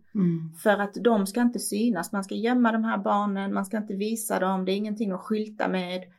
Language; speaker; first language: Swedish; early bilingual, other home language; Persian